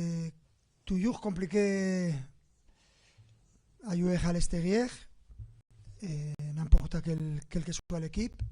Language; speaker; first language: French; non-native, fluent; Spanish